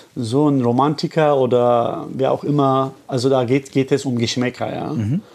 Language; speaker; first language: German; non-native, fluent; Turkish